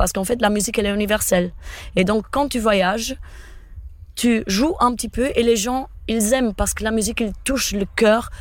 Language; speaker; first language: French; non-native, fluent; Portuguese